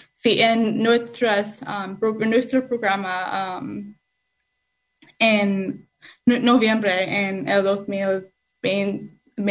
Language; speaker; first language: Spanish; non-native, learner; English